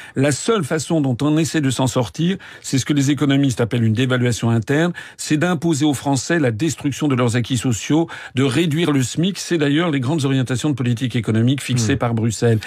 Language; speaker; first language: French; native; French